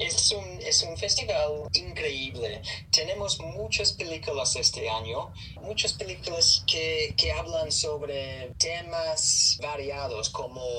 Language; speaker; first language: Spanish; non-native, learner; English